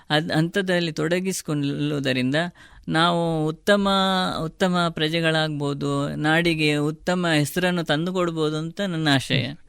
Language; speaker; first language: Kannada; non-native, local second language; Tulu